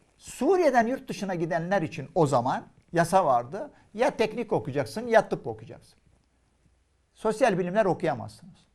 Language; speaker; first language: Turkish; non-native, fluent; Arabic